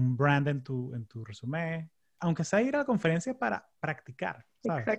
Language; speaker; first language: Spanish; early bilingual, heritage; Spanish